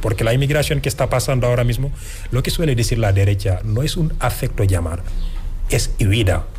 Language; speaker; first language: Spanish; non-native, fluent; Wolof